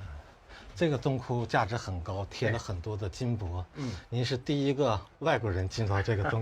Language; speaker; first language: Chinese; native; Chinese